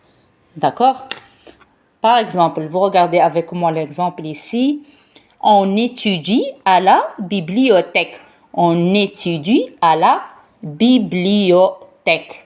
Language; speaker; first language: French; non-native, local second language; Arabic